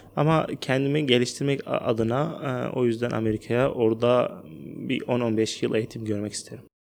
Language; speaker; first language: Turkish; non-native, fluent; Arabic